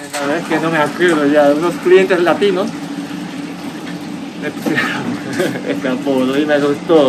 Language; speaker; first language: Spanish; non-native, fluent; Japanese